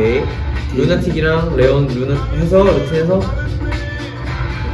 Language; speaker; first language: Korean; native; Korean